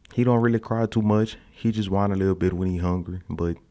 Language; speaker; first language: English; native; English